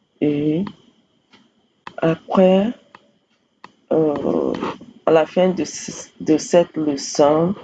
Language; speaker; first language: French; non-native, fluent; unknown